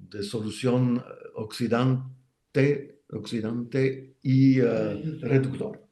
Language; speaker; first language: Spanish; non-native, fluent; French